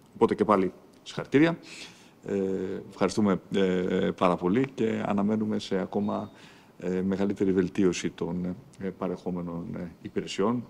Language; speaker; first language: Greek; native; Greek